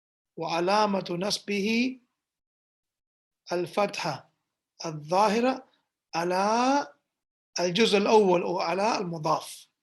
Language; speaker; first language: Arabic; non-native, fluent; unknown